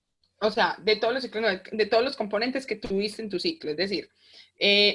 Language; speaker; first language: Spanish; native; Spanish